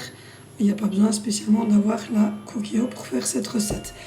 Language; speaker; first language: French; native; French